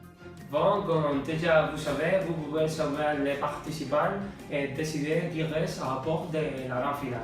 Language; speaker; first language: French; non-native, learner; Spanish